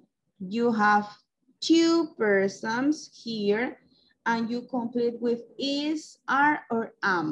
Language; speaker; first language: English; non-native, local second language; Spanish